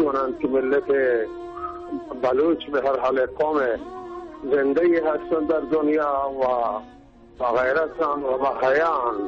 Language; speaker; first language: Persian; non-native, local second language; Baluchi